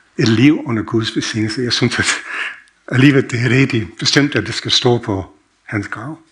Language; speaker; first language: Danish; non-native, fluent; English